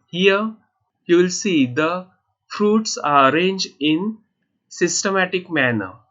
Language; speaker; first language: English; non-native, local second language; Marathi